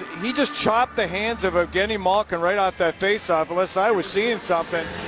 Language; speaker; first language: English; native; English